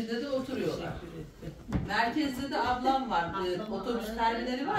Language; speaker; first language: Turkish; native; Turkish